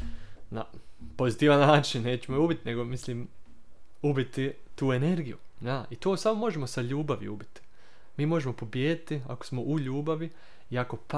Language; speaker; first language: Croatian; early bilingual, heritage; Croatian